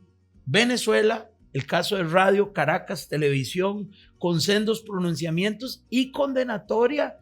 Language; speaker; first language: Spanish; native; Spanish